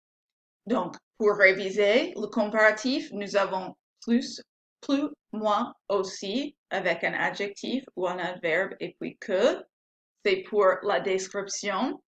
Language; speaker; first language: French; non-native, fluent; English